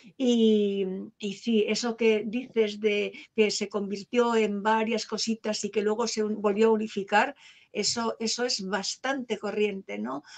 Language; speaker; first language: Spanish; native; Spanish